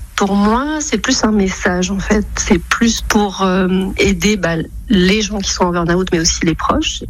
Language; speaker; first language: French; native; French